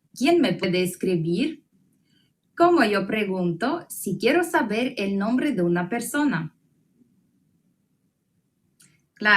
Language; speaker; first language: Spanish; non-native, fluent; Russian